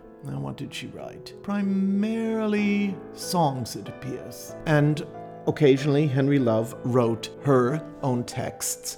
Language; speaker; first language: English; native; English